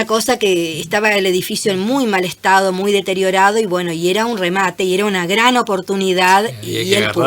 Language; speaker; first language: Spanish; native; Spanish